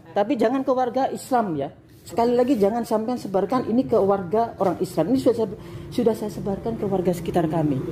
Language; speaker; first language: Malay; non-native, local second language; Javanese